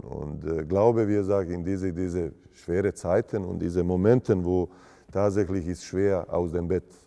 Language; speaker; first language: German; non-native, fluent; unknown